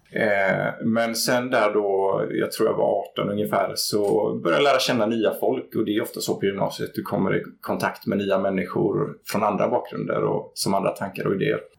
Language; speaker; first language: Swedish; native; Swedish